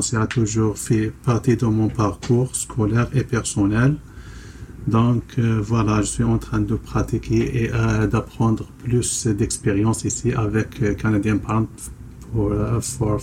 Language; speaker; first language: French; non-native, local second language; Arabic